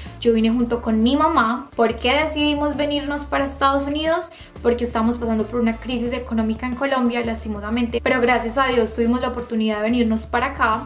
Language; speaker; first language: Spanish; native; Spanish